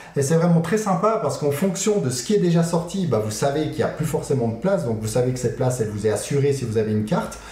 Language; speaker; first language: French; native; French